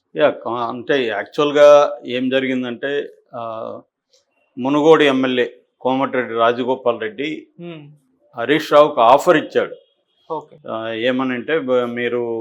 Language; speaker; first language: Telugu; native; Telugu